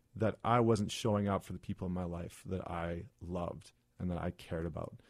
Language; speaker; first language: English; native; English